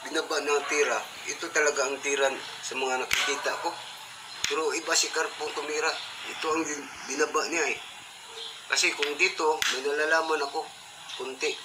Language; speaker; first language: Filipino; non-native, local second language; Cebuano